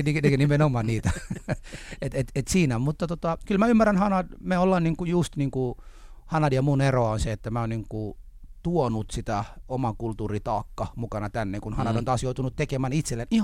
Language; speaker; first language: Finnish; early bilingual, other home language; Somali